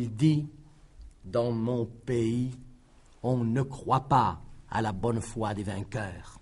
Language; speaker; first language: French; native; French